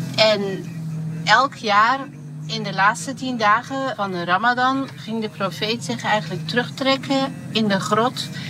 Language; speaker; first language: Dutch; non-native, fluent; Turkish